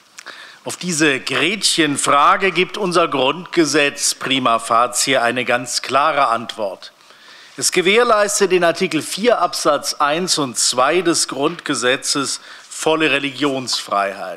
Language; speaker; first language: German; native; German